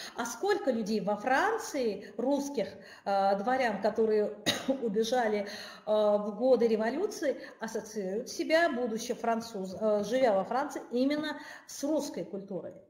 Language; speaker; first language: Russian; non-native, local second language; Armenian